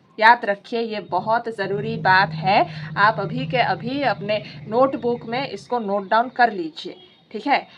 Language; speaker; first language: Hindi; non-native, local second language; Assamese